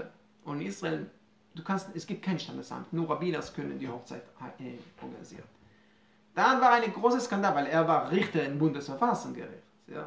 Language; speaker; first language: German; non-native, fluent; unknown